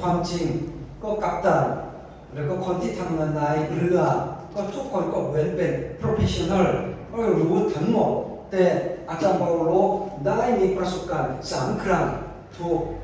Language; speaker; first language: Thai; non-native, fluent; Korean